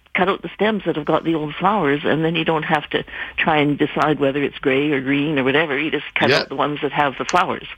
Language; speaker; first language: English; native; English